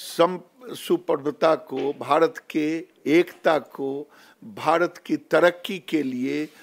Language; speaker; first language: Hindi; native; Hindi